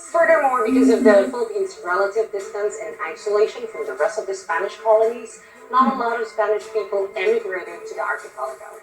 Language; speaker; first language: English; non-native, local second language; Filipino